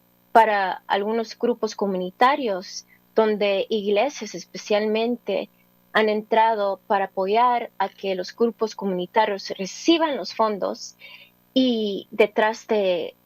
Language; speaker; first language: Spanish; early bilingual, heritage; English